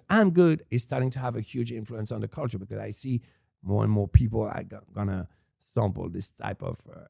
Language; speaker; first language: English; non-native, fluent; French